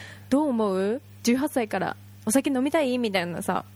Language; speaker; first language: Japanese; native; Japanese